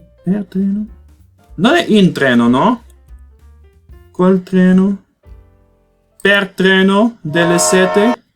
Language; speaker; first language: Italian; non-native, learner; Portuguese